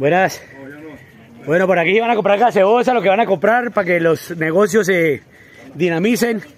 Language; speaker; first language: Spanish; native; Spanish